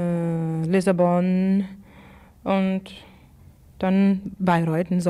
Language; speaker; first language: German; non-native, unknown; English